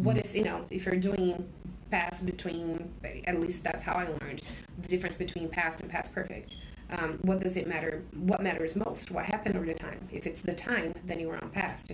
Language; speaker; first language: English; non-native, fluent; Portuguese